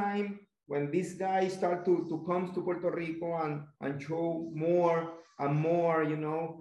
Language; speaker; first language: English; non-native, learner; Spanish